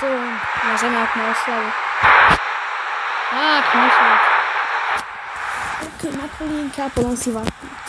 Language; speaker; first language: Slovak; native; Slovak